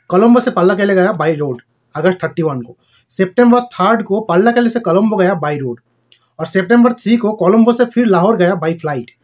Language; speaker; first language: Hindi; non-native, local second language; Bangla